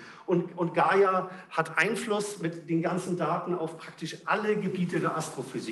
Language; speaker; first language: German; native; German